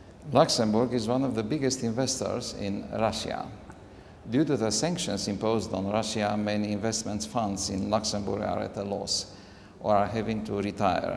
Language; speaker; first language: English; non-native, fluent; Romanian